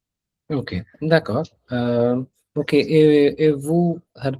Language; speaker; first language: French; non-native, fluent; Hindi